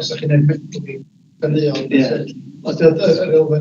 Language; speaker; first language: Welsh; non-native, learner; English